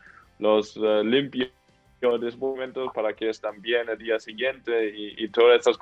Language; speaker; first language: Spanish; non-native, fluent; German